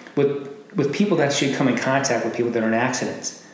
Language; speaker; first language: English; native; English